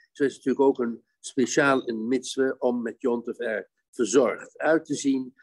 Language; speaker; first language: Dutch; native; Dutch